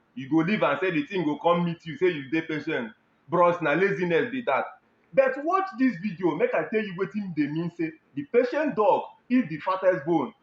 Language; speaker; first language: Nigerian Pidgin; non-native, local second language; Igbo